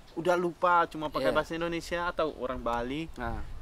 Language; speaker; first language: Indonesian; non-native, fluent; Dutch